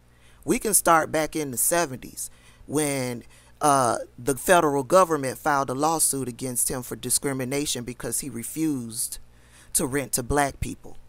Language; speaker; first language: English; native; English